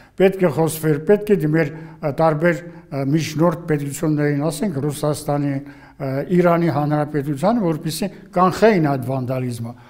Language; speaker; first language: Armenian; native; Armenian